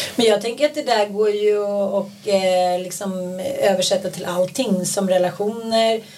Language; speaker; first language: Swedish; native; Swedish